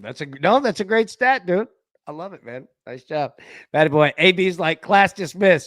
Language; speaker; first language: English; native; English